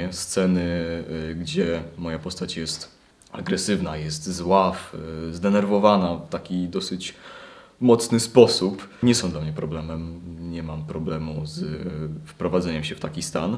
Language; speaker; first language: Polish; native; Polish